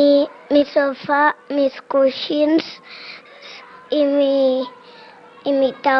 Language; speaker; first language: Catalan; non-native, local second language; Spanish